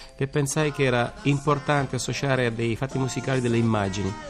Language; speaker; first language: Italian; native; Italian